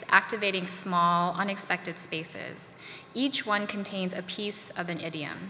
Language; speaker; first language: English; native; English